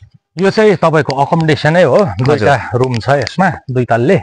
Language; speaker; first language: Nepali; native; Nepali